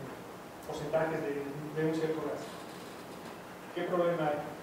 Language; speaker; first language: Spanish; native; Spanish